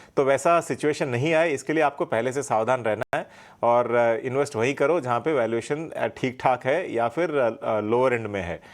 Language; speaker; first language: Hindi; non-native, local second language; Tamil